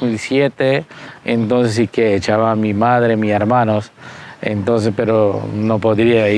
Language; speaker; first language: Spanish; non-native, fluent; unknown